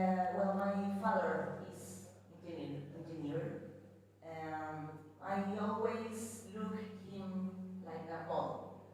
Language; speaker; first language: English; non-native, learner; Spanish